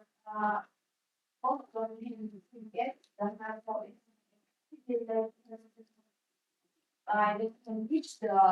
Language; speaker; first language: English; non-native, learner; Vietnamese